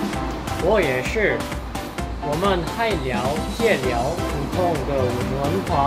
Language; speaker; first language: Chinese; non-native, learner; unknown